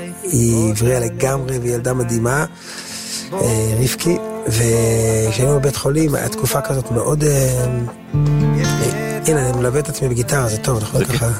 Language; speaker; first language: Hebrew; native; Hebrew